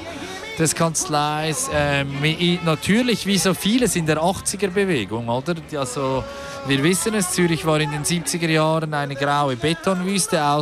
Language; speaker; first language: German; native; German